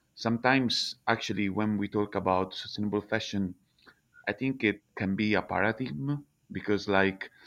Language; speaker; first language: English; non-native, fluent; Italian